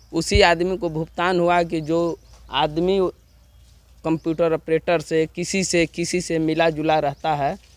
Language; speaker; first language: Hindi; non-native, local second language; Bhojpuri